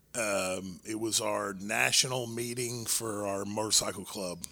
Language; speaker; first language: English; native; English